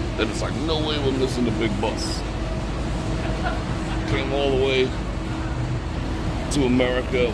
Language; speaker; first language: English; native; English